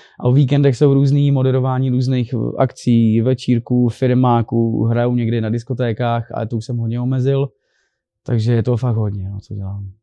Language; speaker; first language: Czech; native; Czech